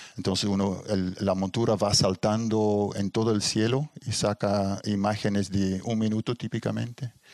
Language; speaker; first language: Spanish; non-native, fluent; Dutch